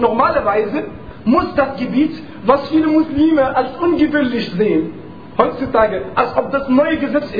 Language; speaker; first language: German; non-native, fluent; Arabic